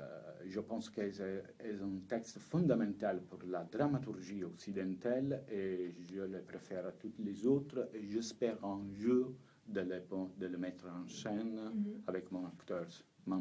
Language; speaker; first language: French; non-native, learner; Italian